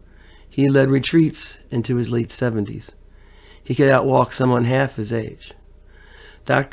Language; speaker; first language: English; native; English